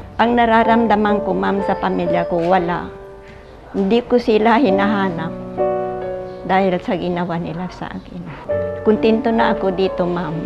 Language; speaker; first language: Filipino; non-native, local second language; Pangasinan